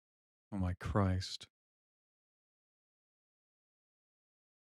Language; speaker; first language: English; native; English